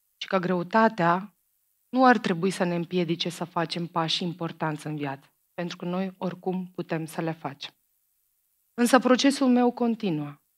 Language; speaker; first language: Romanian; non-native, fluent; Macedonian